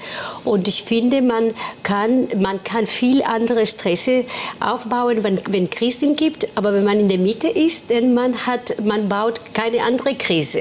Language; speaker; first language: German; non-native, fluent; Spanish